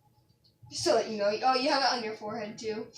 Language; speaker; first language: English; native; English